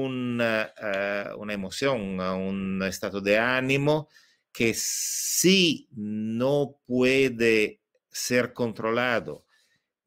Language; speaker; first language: Spanish; non-native, fluent; Italian